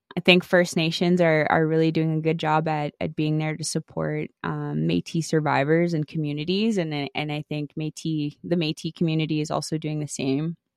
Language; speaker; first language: English; native; English